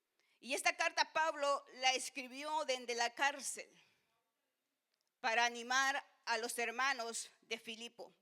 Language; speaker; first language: Spanish; native; Spanish